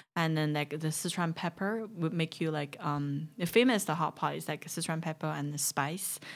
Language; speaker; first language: English; non-native, fluent; Chinese